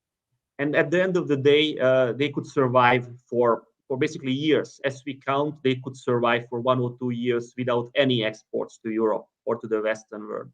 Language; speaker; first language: English; non-native, fluent; Hungarian